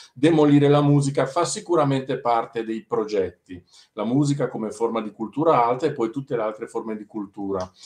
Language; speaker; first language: Italian; native; Italian